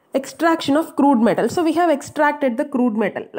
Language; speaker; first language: English; non-native, local second language; Tamil